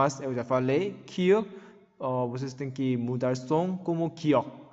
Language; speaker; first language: Portuguese; non-native, learner; Korean